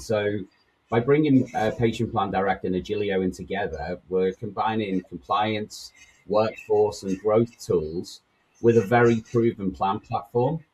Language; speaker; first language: English; native; English